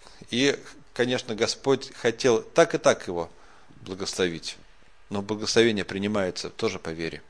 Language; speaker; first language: Russian; native; Russian